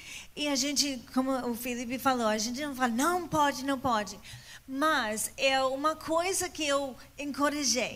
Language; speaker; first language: Portuguese; non-native, fluent; English